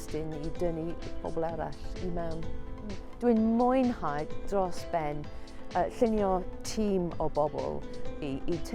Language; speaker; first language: Welsh; non-native, fluent; English